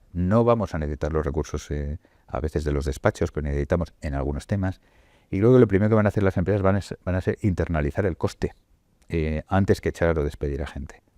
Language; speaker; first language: Spanish; native; Spanish